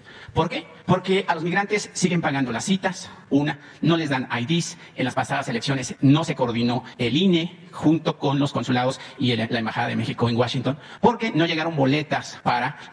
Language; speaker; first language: Spanish; native; Spanish